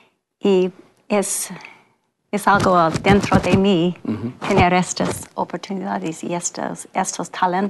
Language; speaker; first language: Spanish; non-native, fluent; English